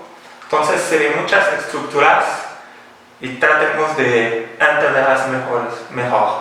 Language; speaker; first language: Spanish; non-native, fluent; French